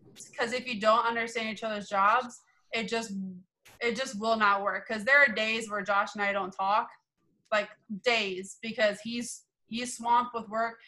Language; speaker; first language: English; native; English